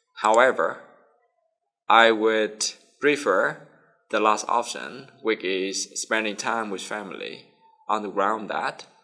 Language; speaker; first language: English; non-native, fluent; Vietnamese